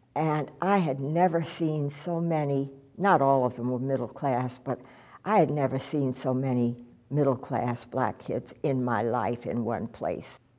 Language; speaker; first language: English; native; English